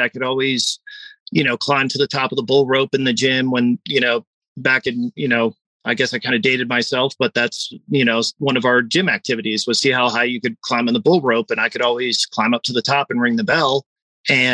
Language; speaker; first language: English; native; English